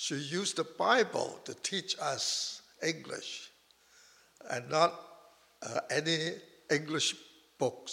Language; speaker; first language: English; non-native, local second language; Chinese